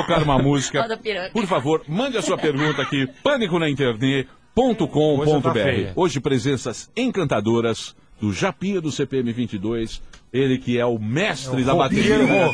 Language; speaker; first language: Portuguese; native; Portuguese